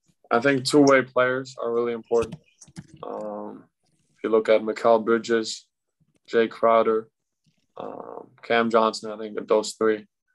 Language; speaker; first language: English; non-native, fluent; German